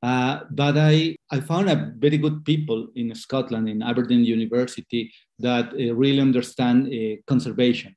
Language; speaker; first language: English; non-native, fluent; Spanish